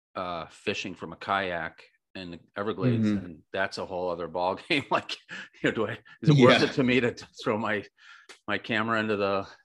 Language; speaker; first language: English; native; English